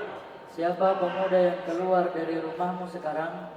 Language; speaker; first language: Indonesian; native; Indonesian